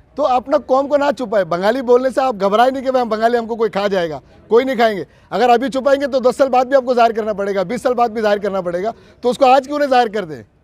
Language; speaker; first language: Urdu; non-native, local second language; Bangla